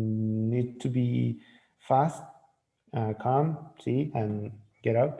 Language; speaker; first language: English; non-native, learner; Spanish